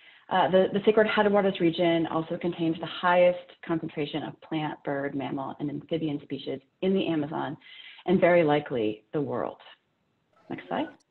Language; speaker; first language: English; native; English